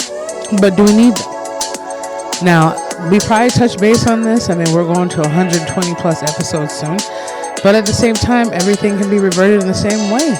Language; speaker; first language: English; native; English